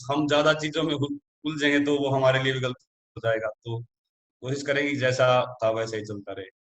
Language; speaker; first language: Hindi; native; Hindi